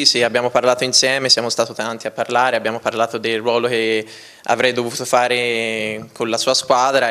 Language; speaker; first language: Italian; native; Italian